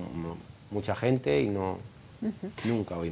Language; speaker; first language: Spanish; native; Spanish